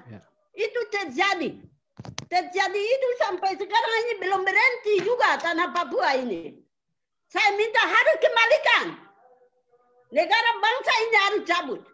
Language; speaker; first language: Indonesian; non-native, local second language; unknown